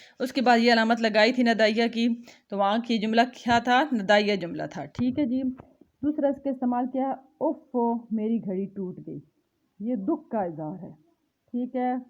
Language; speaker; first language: Urdu; non-native, local second language; Punjabi